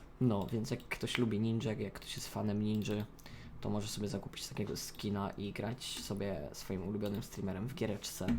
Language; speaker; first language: Polish; native; Polish